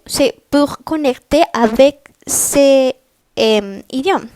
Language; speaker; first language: French; non-native, learner; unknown